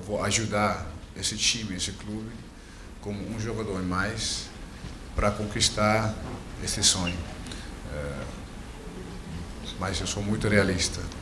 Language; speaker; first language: Portuguese; non-native, fluent; Dutch